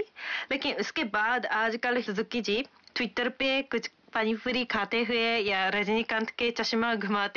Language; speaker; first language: Hindi; non-native, fluent; Japanese